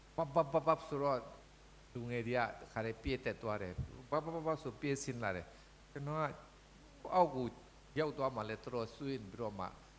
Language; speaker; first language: Burmese; non-native, local second language; Kachin